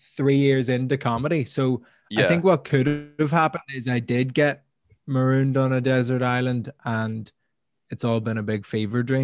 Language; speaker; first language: English; native; English